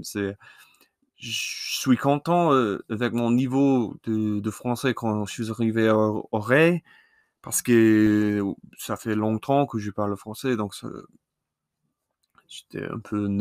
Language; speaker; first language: French; non-native, learner; English